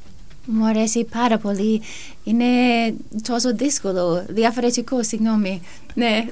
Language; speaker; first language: Greek; non-native, learner; English